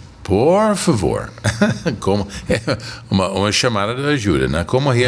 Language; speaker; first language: Portuguese; non-native, fluent; English